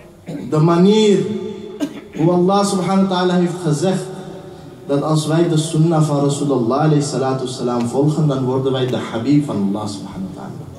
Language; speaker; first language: Dutch; early bilingual, heritage; Urdu